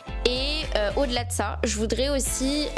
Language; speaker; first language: French; native; French